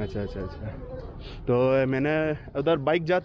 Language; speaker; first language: Hindi; non-native, local second language; Malayalam